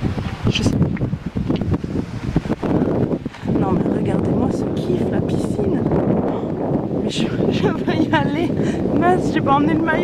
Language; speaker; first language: French; native; French